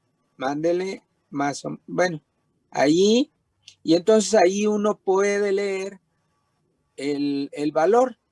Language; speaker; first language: Spanish; native; Spanish